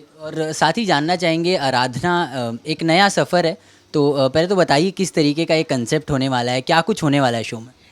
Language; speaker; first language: Hindi; native; Hindi